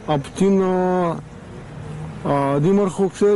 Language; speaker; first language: Greek; non-native, learner; Bulgarian